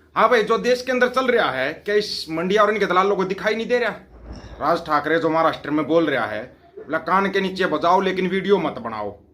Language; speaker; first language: Hindi; non-native, local second language; Punjabi